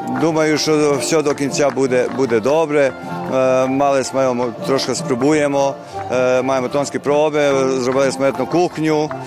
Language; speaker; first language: Ukrainian; early bilingual, heritage; Ukrainian